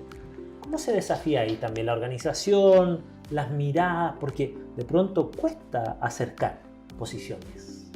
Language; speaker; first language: Spanish; native; Spanish